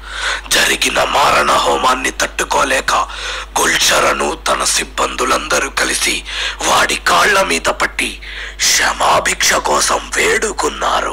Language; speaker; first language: Telugu; native; Telugu